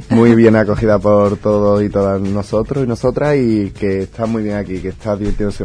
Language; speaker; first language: Spanish; native; Spanish